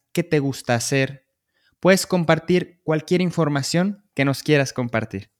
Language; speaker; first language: Spanish; native; Spanish